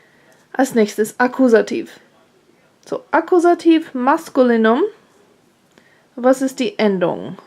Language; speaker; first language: German; non-native, fluent; English